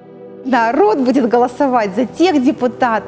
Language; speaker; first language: Russian; native; Russian